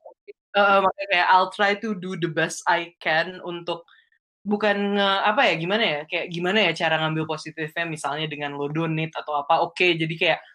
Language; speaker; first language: Indonesian; native; Indonesian